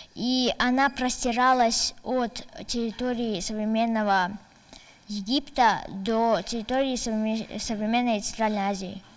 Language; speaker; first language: Russian; non-native, local second language; Tajik